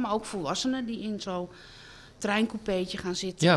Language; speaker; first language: Dutch; native; Dutch